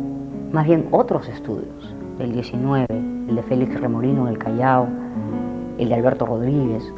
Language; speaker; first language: Spanish; native; Spanish